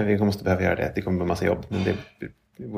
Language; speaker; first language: Swedish; native; Swedish